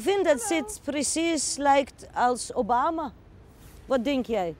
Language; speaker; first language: Dutch; non-native, learner; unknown